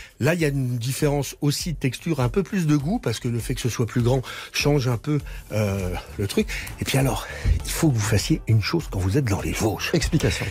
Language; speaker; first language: French; native; French